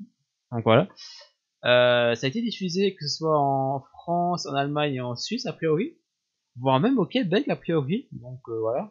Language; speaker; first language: French; native; French